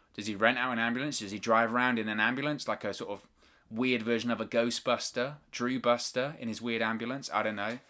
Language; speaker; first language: English; native; English